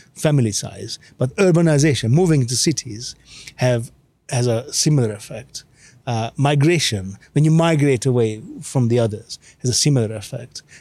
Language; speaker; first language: English; non-native, fluent; Hungarian